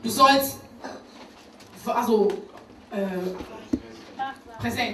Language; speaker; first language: German; non-native, learner; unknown